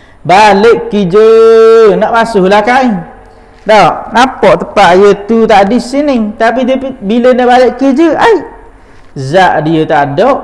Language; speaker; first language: Malay; native; Malay